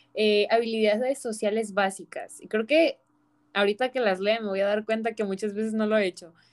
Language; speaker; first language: Spanish; native; Spanish